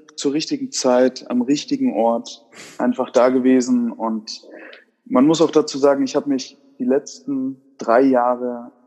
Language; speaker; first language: German; native; German